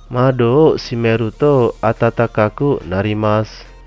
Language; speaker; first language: Japanese; non-native, fluent; Indonesian